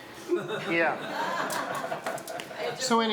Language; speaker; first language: English; native; English